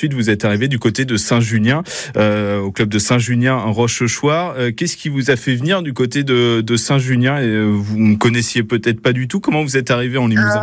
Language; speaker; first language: French; native; French